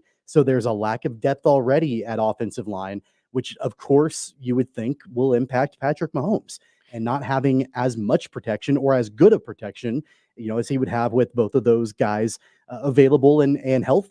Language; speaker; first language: English; native; English